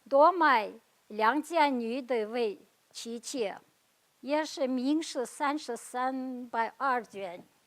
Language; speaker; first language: Chinese; non-native, fluent; Kazakh